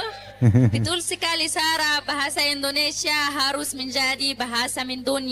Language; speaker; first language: Indonesian; non-native, learner; Arabic